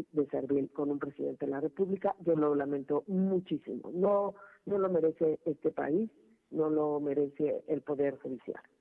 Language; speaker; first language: Spanish; native; Spanish